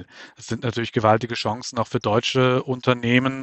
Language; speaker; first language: German; native; German